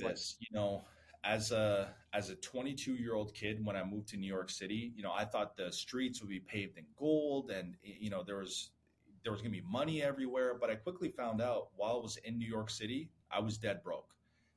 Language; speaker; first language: English; early bilingual, other home language; Persian